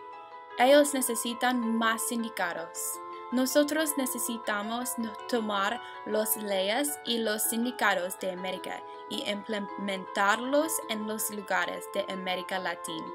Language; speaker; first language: Spanish; non-native, learner; English